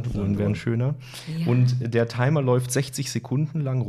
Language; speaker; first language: German; native; German